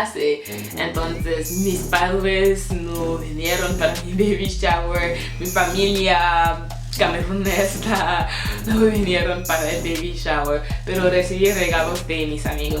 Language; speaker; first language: Spanish; non-native, fluent; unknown